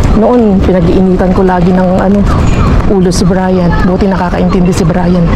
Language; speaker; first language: Filipino; native; Filipino